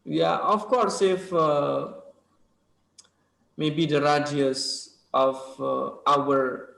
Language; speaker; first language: English; non-native, learner; Indonesian